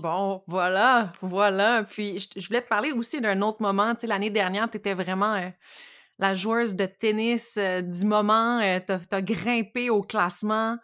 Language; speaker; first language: French; native; French